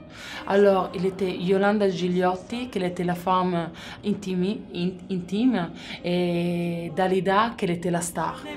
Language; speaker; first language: French; non-native, fluent; Italian